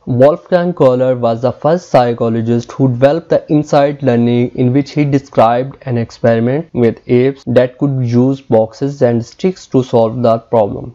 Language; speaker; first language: English; non-native, local second language; Urdu